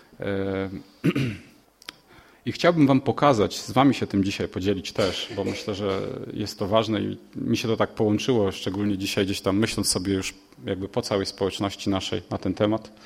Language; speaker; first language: Polish; native; Polish